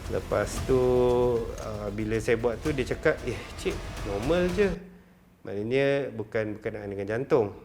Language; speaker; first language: Malay; native; Malay